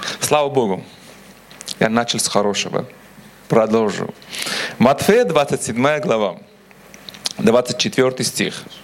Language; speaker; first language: Russian; non-native, local second language; Armenian